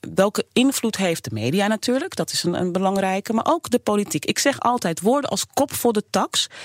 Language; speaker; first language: Dutch; native; Dutch